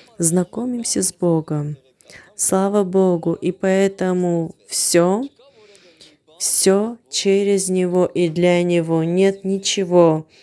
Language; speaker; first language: Russian; non-native, fluent; Armenian